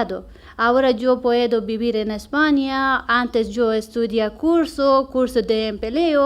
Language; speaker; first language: Spanish; non-native, learner; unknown